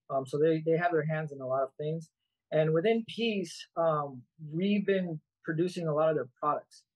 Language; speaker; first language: English; native; English